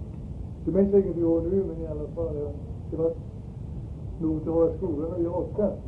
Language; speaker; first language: Swedish; early bilingual, heritage; Swedish